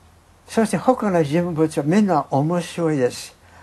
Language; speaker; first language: Japanese; non-native, fluent; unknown